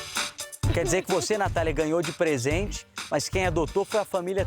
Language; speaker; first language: Portuguese; native; Portuguese